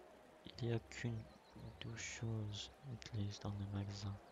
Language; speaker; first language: French; non-native, learner; English